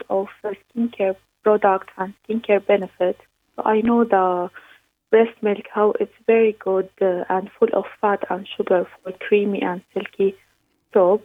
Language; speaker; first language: English; non-native, learner; Arabic